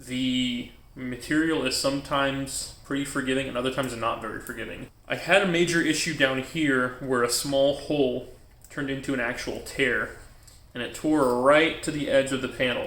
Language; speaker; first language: English; native; English